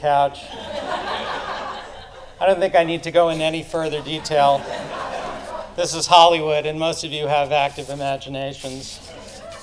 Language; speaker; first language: English; native; English